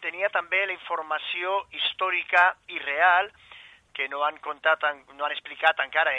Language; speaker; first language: Catalan; non-native, fluent; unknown